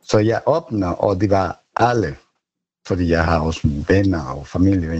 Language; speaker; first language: Danish; non-native, fluent; Spanish